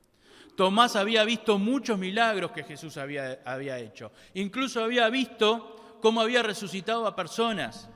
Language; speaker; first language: Spanish; native; Spanish